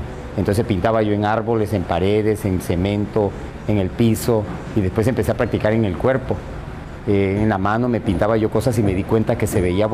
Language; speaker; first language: Spanish; native; Spanish